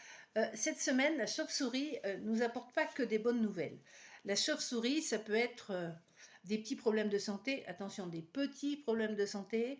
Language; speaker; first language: French; native; French